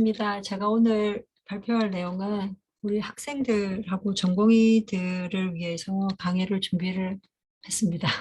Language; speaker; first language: Korean; native; Korean